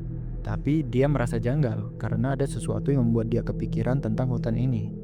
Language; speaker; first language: Indonesian; native; Indonesian